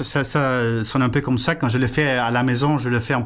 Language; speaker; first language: French; non-native, fluent; Spanish